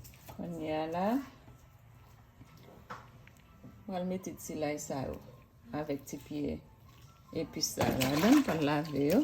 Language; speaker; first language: French; non-native, learner; Haitian Creole